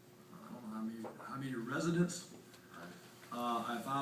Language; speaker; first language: English; native; English